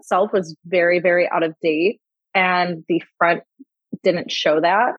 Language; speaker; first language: English; native; English